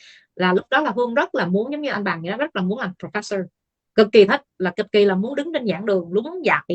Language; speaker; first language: Vietnamese; native; Vietnamese